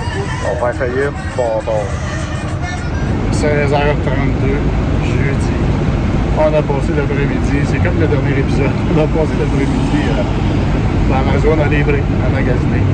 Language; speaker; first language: French; native; French